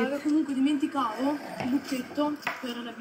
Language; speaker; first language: Italian; native; Italian